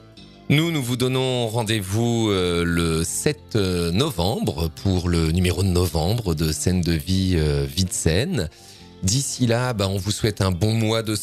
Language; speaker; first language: French; native; French